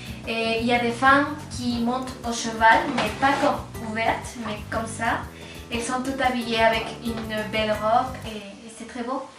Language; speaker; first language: French; non-native, fluent; Spanish